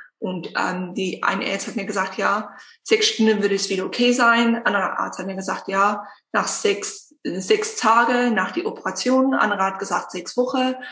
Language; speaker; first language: German; non-native, fluent; Afrikaans